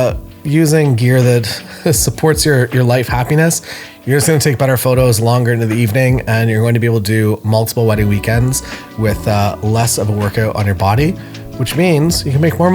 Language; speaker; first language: English; native; English